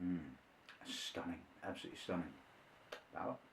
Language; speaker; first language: English; native; English